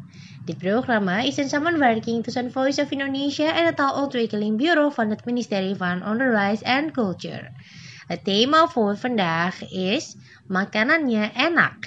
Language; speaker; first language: Dutch; non-native, fluent; Indonesian